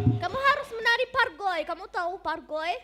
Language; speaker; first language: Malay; non-native, learner; German